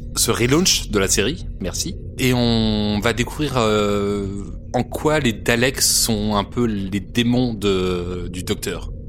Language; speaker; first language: French; native; French